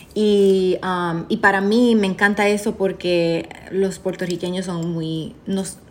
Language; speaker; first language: Spanish; early bilingual, other home language; English